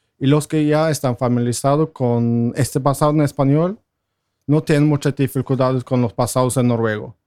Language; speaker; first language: Spanish; non-native, fluent; Norwegian